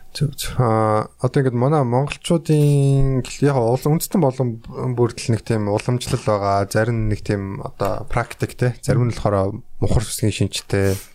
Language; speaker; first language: Mongolian; native; Mongolian